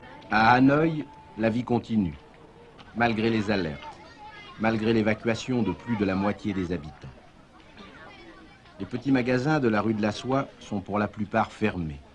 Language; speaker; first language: French; native; French